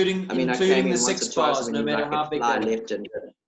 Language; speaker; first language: English; native; English